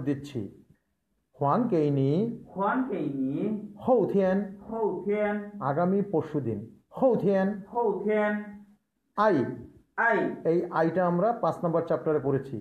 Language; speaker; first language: Bangla; native; Bangla